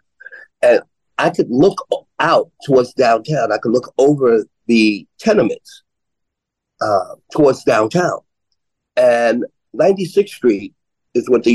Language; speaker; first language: English; native; English